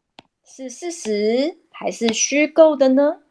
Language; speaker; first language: Chinese; native; Chinese